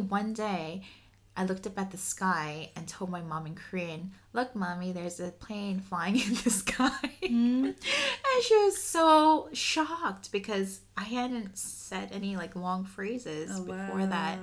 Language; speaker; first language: English; early bilingual, other home language; Spanish